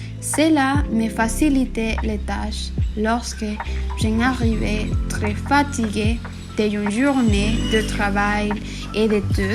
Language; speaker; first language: French; non-native, learner; Spanish